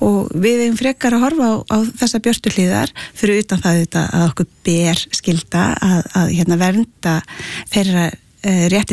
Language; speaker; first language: Icelandic; native; Icelandic